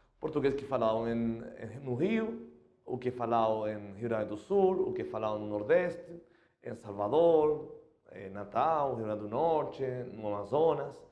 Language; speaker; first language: Portuguese; non-native, fluent; Spanish